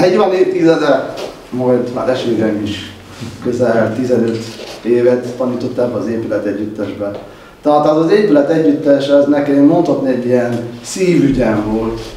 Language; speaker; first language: Hungarian; native; Hungarian